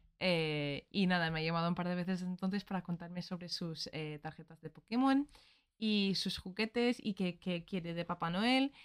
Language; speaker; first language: Spanish; early bilingual, other home language; English